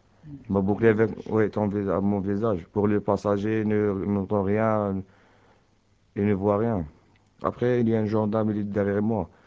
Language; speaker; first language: French; non-native, learner; Arabic